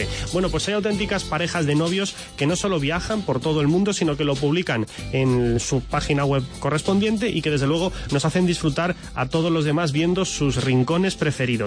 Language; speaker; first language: Spanish; native; Spanish